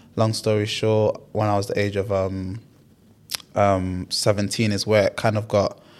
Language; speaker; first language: English; early bilingual, other home language; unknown